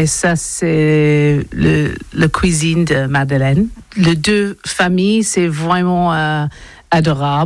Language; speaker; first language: French; non-native, learner; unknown